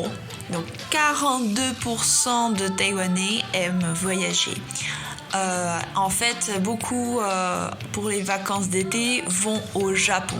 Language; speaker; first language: French; non-native, fluent; Chinese